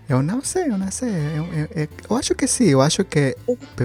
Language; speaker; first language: Portuguese; non-native, learner; Spanish